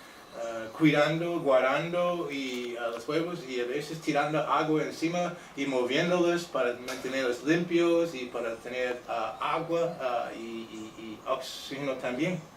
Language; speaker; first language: Spanish; non-native, fluent; English